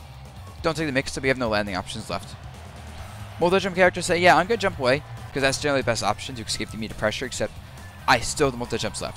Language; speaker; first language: English; native; English